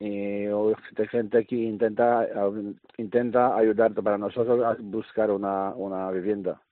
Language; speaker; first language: Spanish; non-native, learner; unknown